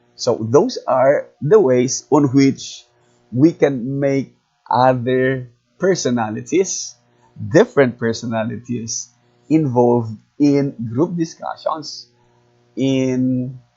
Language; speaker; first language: English; non-native, local second language; Filipino